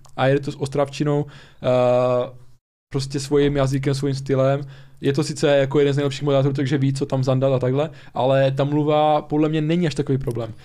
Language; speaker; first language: Czech; early bilingual, other home language; Slovak